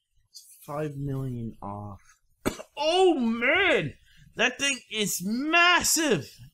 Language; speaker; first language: English; early bilingual, other home language; French